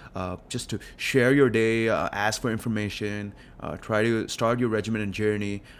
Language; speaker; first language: English; non-native, local second language; Telugu